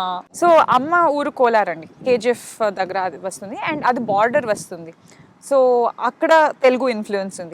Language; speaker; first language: Telugu; non-native, local second language; Kannada